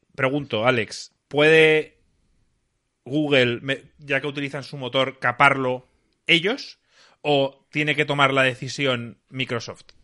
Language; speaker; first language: Spanish; native; Spanish